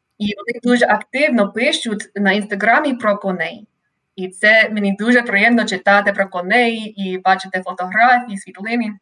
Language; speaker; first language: Ukrainian; non-native, fluent; English